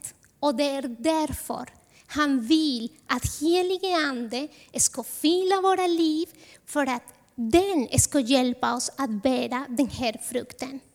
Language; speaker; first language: Swedish; non-native, fluent; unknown